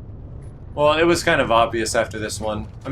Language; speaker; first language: English; native; English